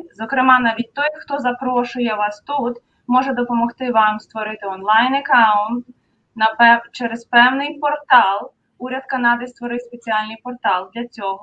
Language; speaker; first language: Ukrainian; native; Ukrainian